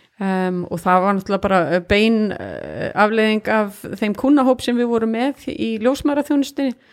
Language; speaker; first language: Icelandic; native; Icelandic